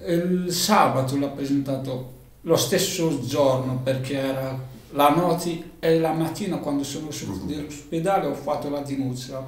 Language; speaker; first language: Italian; non-native, learner; Arabic